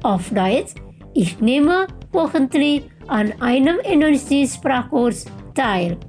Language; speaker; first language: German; non-native, fluent; Indonesian